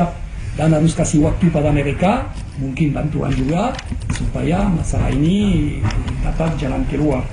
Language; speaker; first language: Indonesian; non-native, fluent; French